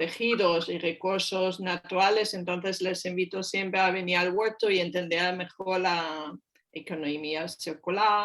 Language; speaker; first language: Spanish; non-native, fluent; German